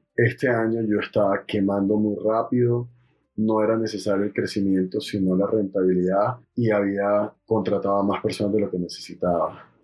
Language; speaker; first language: Spanish; native; Spanish